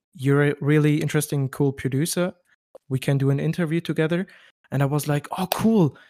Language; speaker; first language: English; non-native, fluent; German